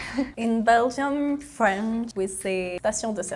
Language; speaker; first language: English; non-native, fluent; French